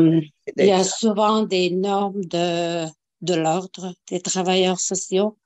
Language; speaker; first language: French; non-native, local second language; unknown